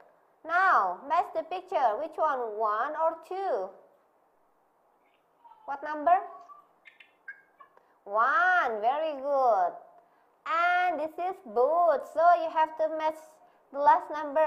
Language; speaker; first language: English; non-native, learner; Indonesian